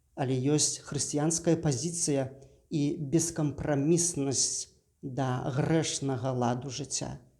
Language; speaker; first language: Belarusian; native; Belarusian